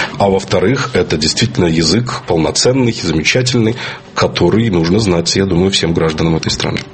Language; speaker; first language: Russian; native; Russian